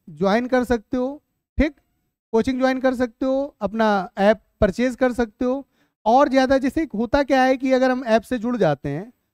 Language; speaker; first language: Hindi; native; Hindi